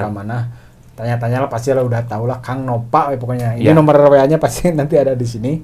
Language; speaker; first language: Indonesian; non-native, local second language; Sundanese